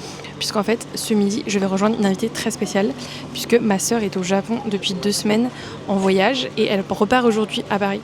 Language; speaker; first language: French; native; French